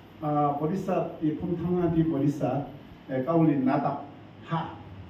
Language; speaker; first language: Thai; non-native, learner; Korean